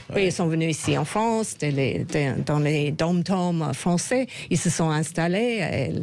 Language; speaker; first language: French; non-native, fluent; English